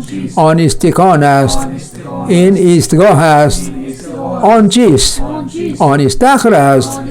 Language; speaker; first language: Persian; non-native, fluent; Kashmiri